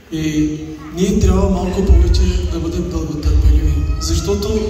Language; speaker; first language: Bulgarian; non-native, local second language; Turkish